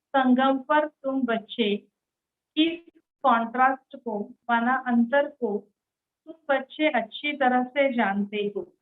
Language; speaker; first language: Hindi; non-native, local second language; Marathi